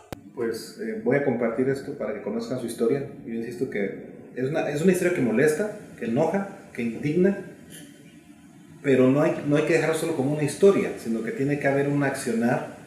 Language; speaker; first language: Spanish; native; Spanish